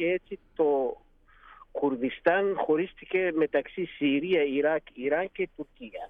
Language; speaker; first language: Greek; non-native, fluent; Kurdish